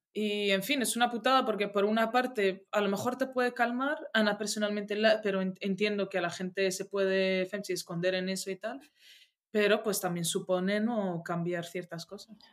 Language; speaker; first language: Spanish; early bilingual, other home language; Arabic